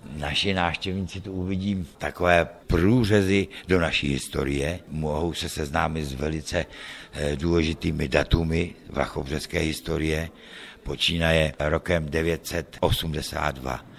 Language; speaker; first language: Czech; native; Czech